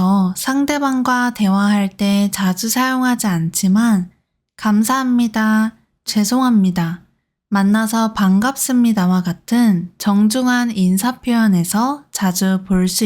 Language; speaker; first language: Korean; native; Korean